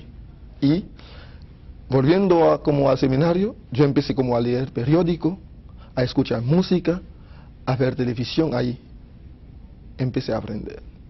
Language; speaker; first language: Spanish; non-native, fluent; Haitian Creole